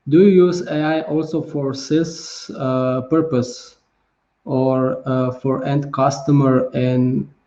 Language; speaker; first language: English; non-native, fluent; Slovenian